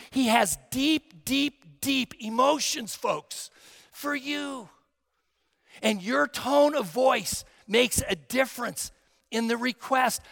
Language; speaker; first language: English; native; English